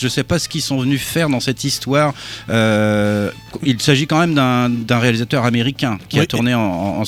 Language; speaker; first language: French; native; French